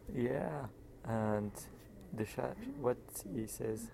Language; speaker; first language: English; non-native, fluent; French